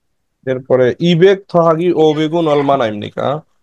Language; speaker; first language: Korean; non-native, fluent; Bangla